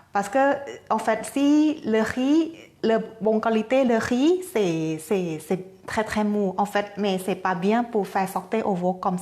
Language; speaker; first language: French; non-native, fluent; Thai